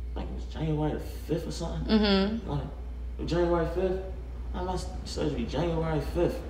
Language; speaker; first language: English; native; English